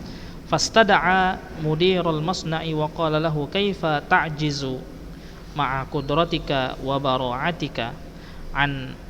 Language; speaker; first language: Arabic; non-native, fluent; Indonesian